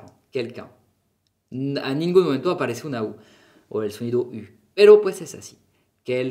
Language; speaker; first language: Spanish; non-native, fluent; French